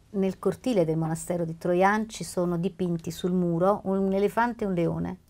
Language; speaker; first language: Italian; native; Italian